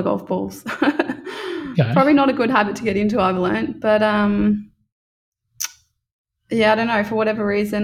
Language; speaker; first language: English; native; English